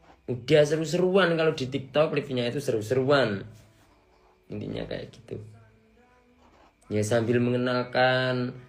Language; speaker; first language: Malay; non-native, local second language; Javanese